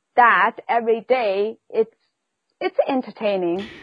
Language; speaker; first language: English; non-native, fluent; Chinese